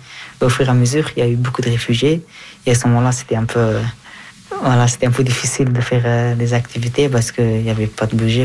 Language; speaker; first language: French; non-native, fluent; Persian